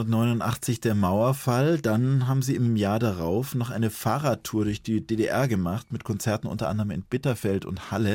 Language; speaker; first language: German; native; German